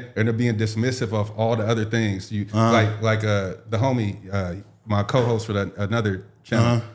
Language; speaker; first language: English; native; English